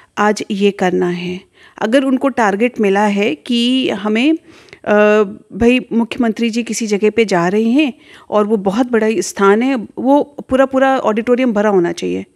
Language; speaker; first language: Hindi; native; Hindi